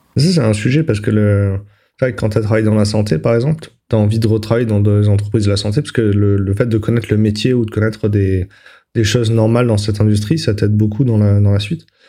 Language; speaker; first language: French; native; French